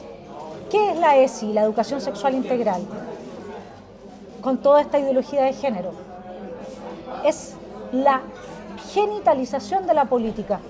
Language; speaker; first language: Spanish; native; Spanish